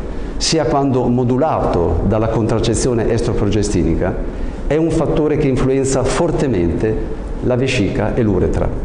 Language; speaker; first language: Italian; native; Italian